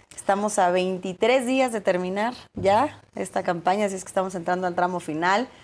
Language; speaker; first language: Spanish; native; Spanish